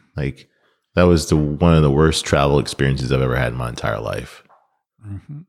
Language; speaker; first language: English; native; English